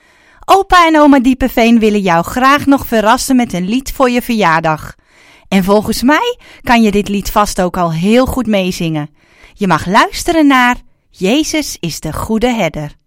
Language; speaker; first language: Dutch; native; Dutch